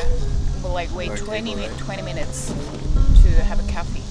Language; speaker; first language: English; non-native, fluent; Korean